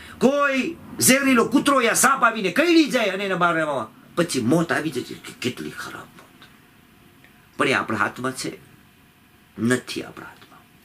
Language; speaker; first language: Gujarati; early bilingual, heritage; Gujarati